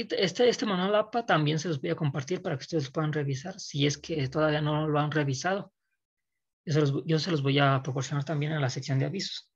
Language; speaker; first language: Spanish; native; Spanish